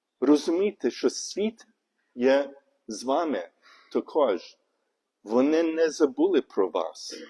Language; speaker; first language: Ukrainian; non-native, learner; English